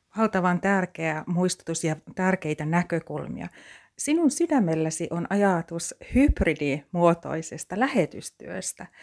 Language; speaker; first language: Finnish; native; Finnish